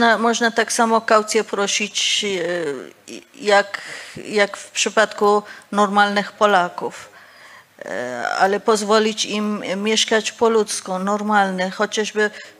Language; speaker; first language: Polish; non-native, fluent; Persian